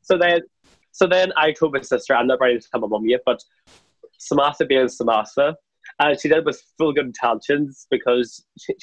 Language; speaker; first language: English; native; English